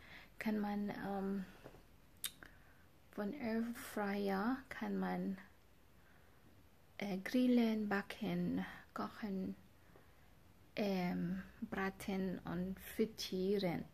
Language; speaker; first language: German; non-native, learner; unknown